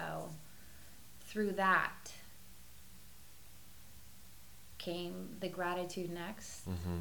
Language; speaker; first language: English; native; English